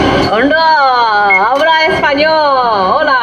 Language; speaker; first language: Spanish; non-native, learner; Japanese